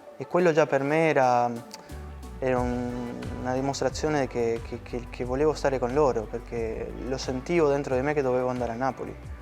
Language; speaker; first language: Italian; non-native, fluent; Spanish